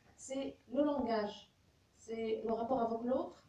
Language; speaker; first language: French; non-native, local second language; Arabic